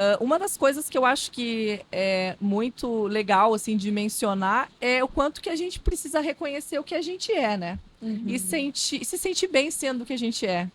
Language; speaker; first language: Portuguese; non-native, local second language; Low German